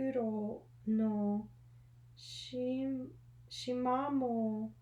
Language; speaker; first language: Japanese; non-native, learner; English